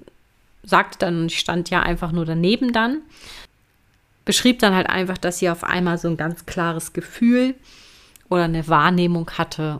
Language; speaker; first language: German; native; German